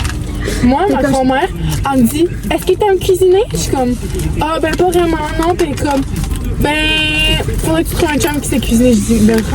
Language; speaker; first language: French; native; French